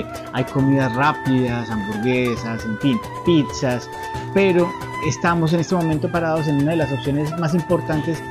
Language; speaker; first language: Spanish; native; Spanish